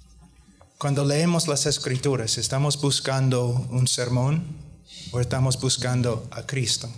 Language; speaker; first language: Spanish; non-native, fluent; English